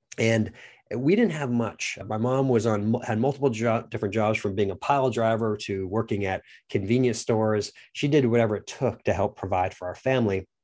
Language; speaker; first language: English; native; English